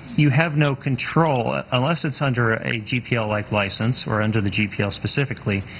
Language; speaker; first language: English; native; English